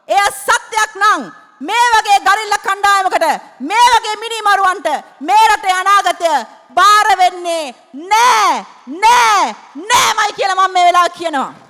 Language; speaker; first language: Sinhala; native; Sinhala